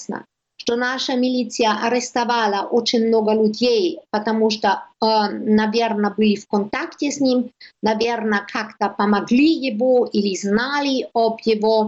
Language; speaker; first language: Russian; non-native, learner; German